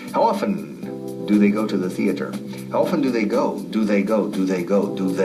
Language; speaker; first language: English; non-native, fluent; Spanish